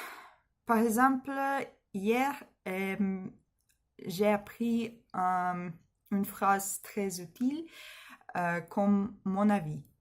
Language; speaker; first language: French; non-native, learner; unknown